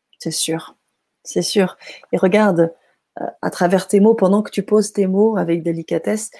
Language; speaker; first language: French; native; French